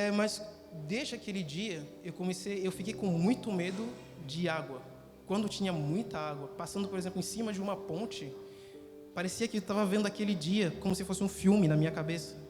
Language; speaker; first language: Portuguese; non-native, fluent; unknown